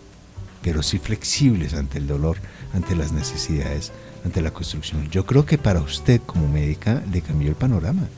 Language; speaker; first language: Spanish; native; Spanish